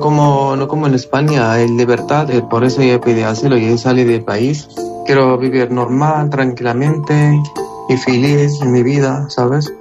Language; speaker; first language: Spanish; non-native, learner; Arabic